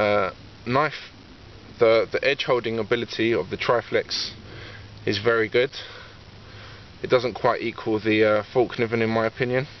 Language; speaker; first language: English; native; English